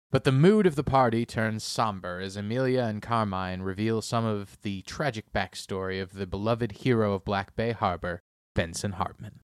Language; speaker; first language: English; native; English